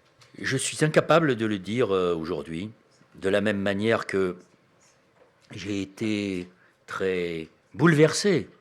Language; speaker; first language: French; native; French